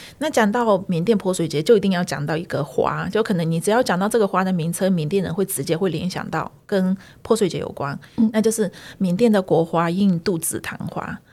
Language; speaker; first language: Chinese; early bilingual, heritage; Chinese